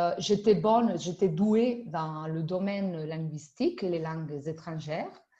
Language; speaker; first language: French; non-native, fluent; Spanish